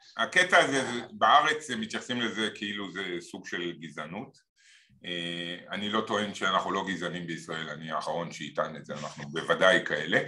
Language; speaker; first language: Hebrew; native; Hebrew